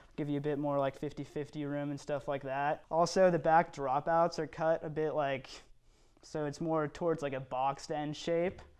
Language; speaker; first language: English; native; English